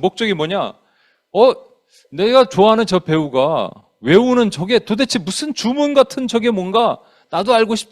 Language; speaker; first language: Korean; native; Korean